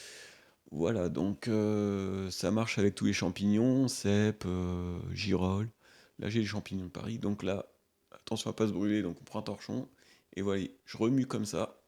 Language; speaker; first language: French; native; French